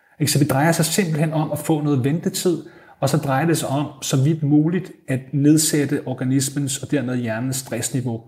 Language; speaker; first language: Danish; native; Danish